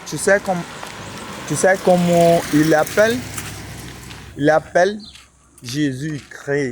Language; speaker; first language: French; non-native, learner; Portuguese